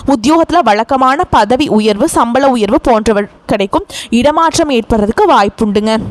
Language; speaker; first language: Tamil; native; Tamil